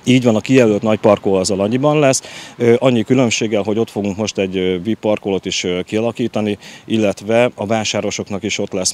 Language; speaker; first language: Hungarian; native; Hungarian